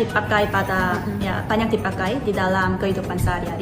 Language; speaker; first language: Indonesian; non-native, fluent; Korean